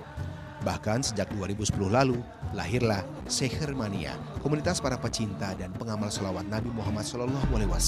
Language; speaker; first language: Indonesian; native; Indonesian